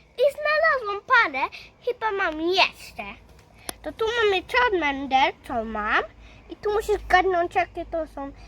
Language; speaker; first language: Polish; early bilingual, heritage; Polish